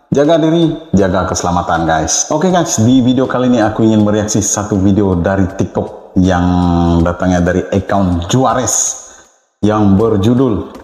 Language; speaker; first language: Malay; native; Malay